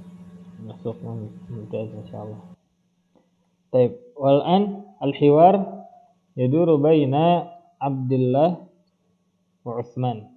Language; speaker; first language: Arabic; non-native, fluent; Indonesian